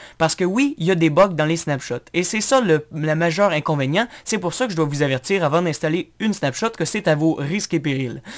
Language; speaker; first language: French; native; French